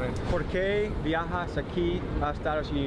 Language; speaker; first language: Spanish; non-native, learner; English